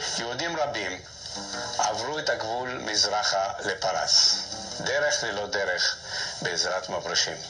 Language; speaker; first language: Hebrew; early bilingual, other home language; Arabic